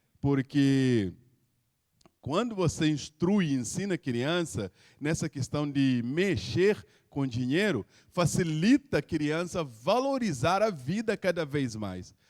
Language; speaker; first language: Portuguese; non-native, local second language; Upper Guinea Crioulo